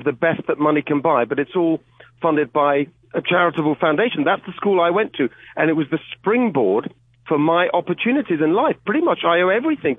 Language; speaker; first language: English; native; English